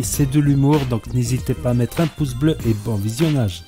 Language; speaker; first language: French; early bilingual, other home language; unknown